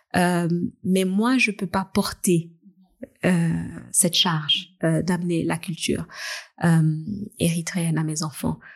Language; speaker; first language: French; native; French